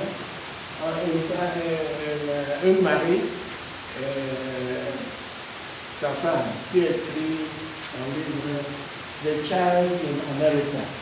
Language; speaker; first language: French; non-native, learner; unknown